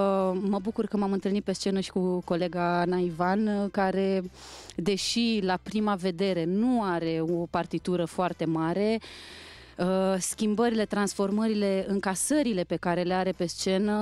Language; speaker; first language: Romanian; native; Romanian